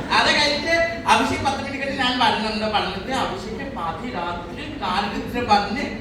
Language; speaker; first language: Malayalam; non-native, local second language; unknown